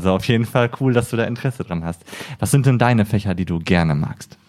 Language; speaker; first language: German; native; German